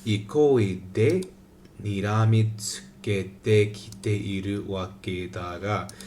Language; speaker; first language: Japanese; non-native, learner; English